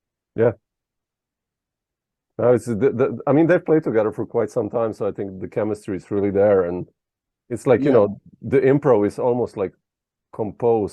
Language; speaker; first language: English; non-native, fluent; Slovenian